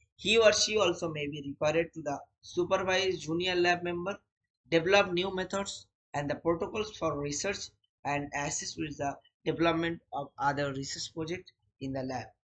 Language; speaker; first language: English; non-native, local second language; Bangla